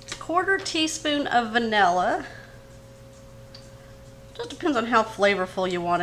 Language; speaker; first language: English; native; English